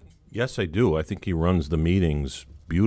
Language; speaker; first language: English; native; English